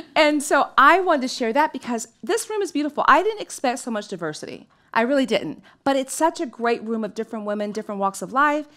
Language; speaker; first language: English; native; English